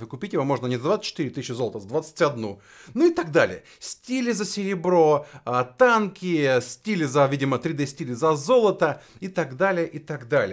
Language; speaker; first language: Russian; native; Russian